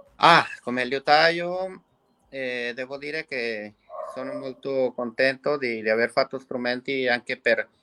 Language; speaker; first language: Italian; non-native, fluent; Spanish